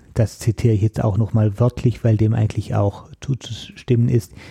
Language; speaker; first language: German; native; German